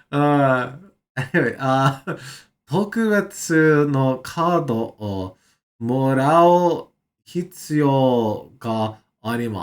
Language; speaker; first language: Japanese; non-native, learner; English